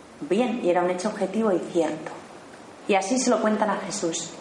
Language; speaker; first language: Spanish; native; Spanish